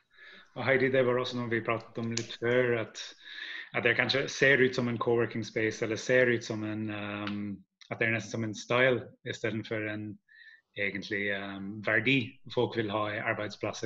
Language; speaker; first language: Norwegian; non-native, fluent; English